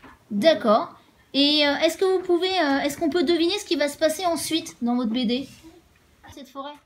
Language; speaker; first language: French; native; French